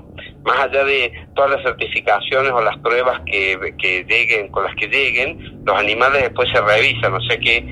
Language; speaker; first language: Spanish; native; Spanish